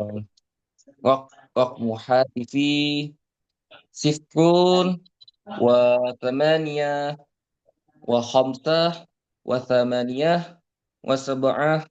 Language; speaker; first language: Arabic; non-native, learner; Indonesian